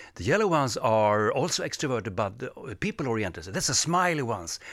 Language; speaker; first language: English; non-native, fluent; Swedish